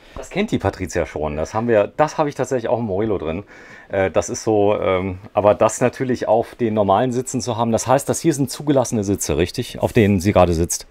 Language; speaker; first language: German; native; German